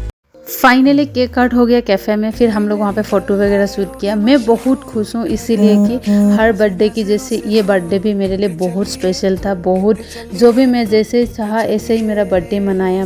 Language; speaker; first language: Hindi; non-native, local second language; Assamese